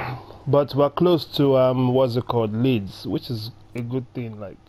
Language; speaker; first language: English; native; English